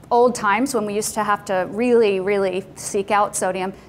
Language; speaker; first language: English; native; English